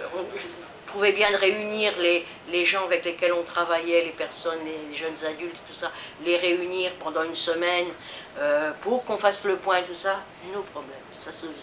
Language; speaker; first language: French; native; French